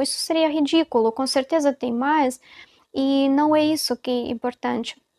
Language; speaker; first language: Portuguese; non-native, fluent; Russian